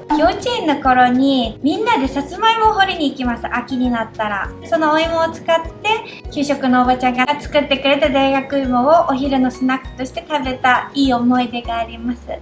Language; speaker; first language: Japanese; native; Japanese